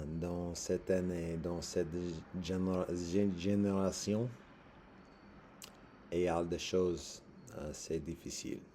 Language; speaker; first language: French; non-native, learner; English